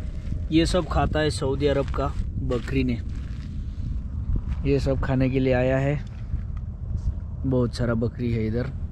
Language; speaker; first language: Hindi; non-native, local second language; Bangla